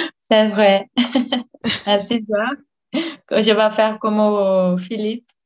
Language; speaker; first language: French; non-native, learner; Portuguese